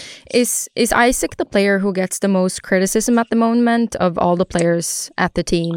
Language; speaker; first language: English; non-native, fluent; Swedish